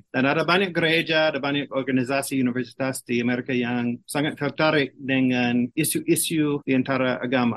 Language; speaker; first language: Indonesian; non-native, fluent; English